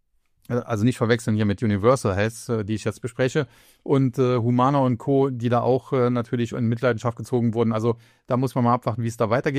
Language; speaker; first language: German; native; German